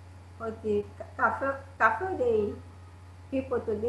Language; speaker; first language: Greek; non-native, learner; Italian